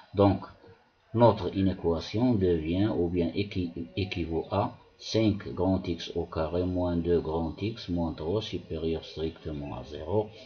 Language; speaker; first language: French; non-native, local second language; Arabic